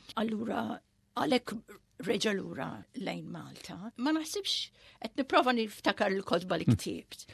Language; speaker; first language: Maltese; early bilingual, heritage; Maltese